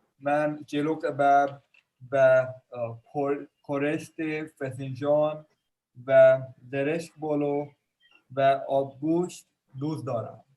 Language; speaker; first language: Persian; non-native, learner; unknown